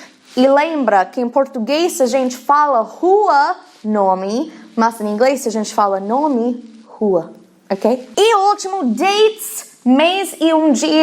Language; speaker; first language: Portuguese; non-native, fluent; English